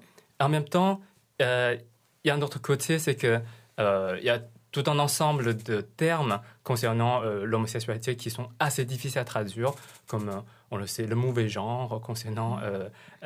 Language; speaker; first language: French; non-native, fluent; Chinese